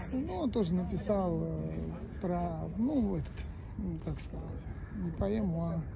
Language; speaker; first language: Russian; non-native, local second language; Georgian